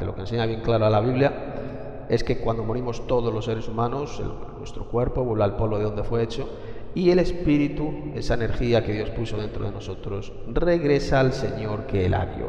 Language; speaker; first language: Spanish; native; Spanish